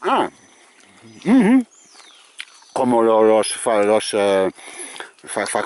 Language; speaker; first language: Spanish; non-native, learner; French